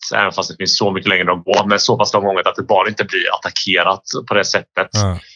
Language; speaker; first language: Swedish; early bilingual, heritage; Bosnian